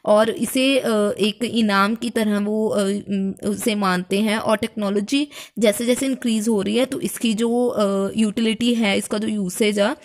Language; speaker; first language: Hindi; native; Hindi